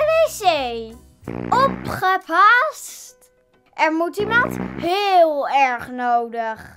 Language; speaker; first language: Dutch; native; Dutch